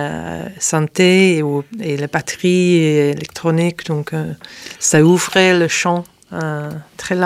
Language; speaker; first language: French; non-native, fluent; English